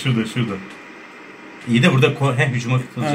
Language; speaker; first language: Turkish; native; Turkish